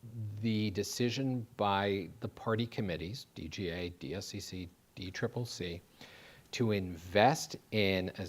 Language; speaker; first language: English; native; English